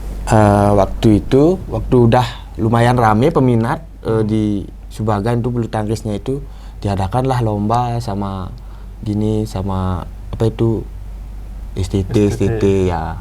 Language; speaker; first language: Indonesian; non-native, local second language; Balinese